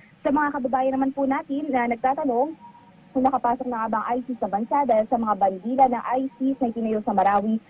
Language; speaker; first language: Filipino; native; Filipino